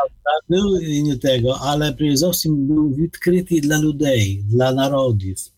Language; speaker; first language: Ukrainian; non-native, fluent; Polish